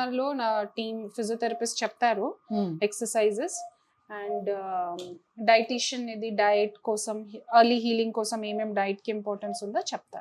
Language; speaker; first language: Telugu; non-native, local second language; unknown